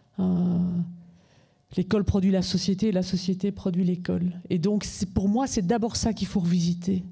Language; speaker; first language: French; native; French